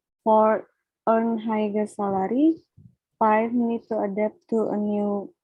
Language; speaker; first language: English; non-native, learner; Indonesian